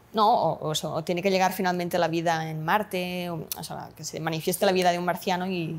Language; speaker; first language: Spanish; non-native, local second language; Catalan